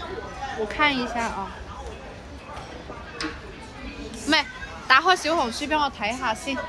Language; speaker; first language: Chinese; non-native, local second language; Cantonese